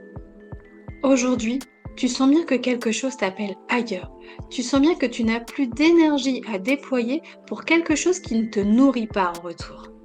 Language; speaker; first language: French; native; French